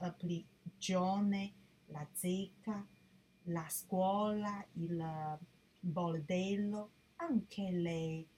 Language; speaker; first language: Italian; non-native, learner; Chinese